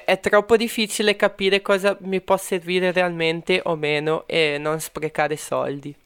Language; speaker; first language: Italian; non-native, fluent; Portuguese